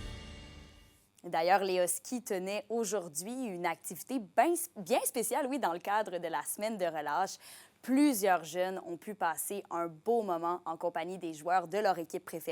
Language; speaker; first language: French; native; French